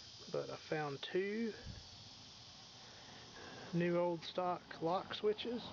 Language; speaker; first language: English; native; English